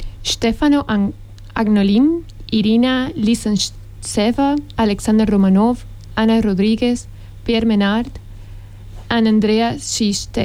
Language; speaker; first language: German; non-native, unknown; Spanish